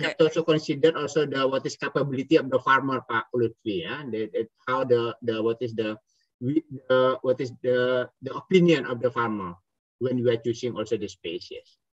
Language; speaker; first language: English; non-native, fluent; Indonesian